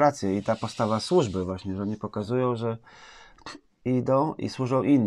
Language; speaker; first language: Polish; native; Polish